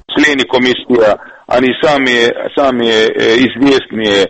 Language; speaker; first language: Russian; non-native, learner; Finnish